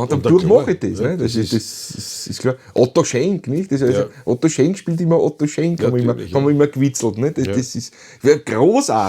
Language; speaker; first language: German; native; German